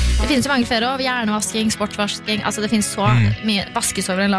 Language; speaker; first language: Norwegian; native; Norwegian